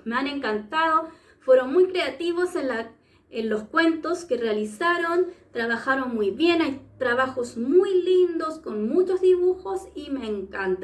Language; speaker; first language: Spanish; native; Spanish